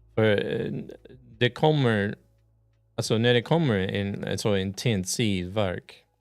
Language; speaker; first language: Swedish; non-native, learner; English